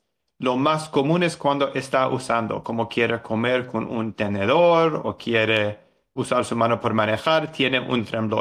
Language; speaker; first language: Spanish; non-native, fluent; English